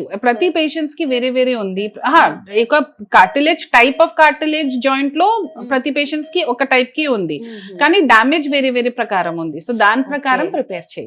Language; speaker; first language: Telugu; non-native, fluent; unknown